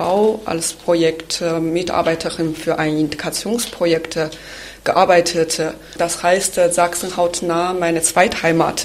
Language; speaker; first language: German; non-native, fluent; Chinese